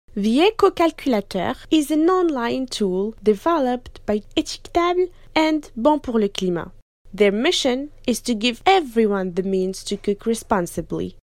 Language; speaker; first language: English; non-native, fluent; French